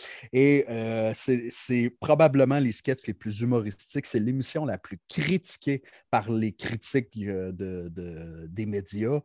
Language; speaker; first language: French; native; French